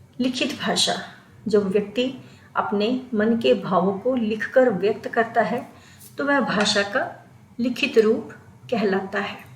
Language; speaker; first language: Hindi; native; Hindi